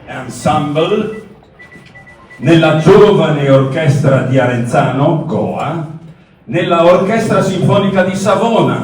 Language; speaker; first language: Italian; native; Italian